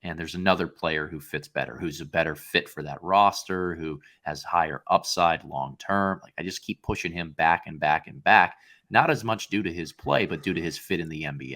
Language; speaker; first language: English; native; English